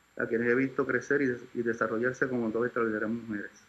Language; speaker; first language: Spanish; native; Spanish